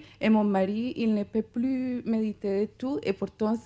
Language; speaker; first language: French; non-native, fluent; Spanish